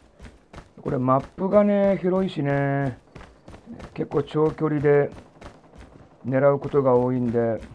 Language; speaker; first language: Japanese; native; Japanese